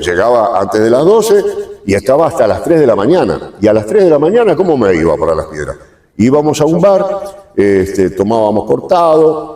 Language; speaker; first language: Spanish; native; Spanish